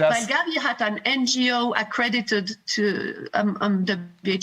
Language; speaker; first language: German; non-native, learner; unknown